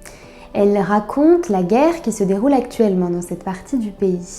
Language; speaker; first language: French; native; French